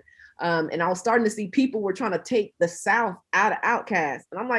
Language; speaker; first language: English; native; English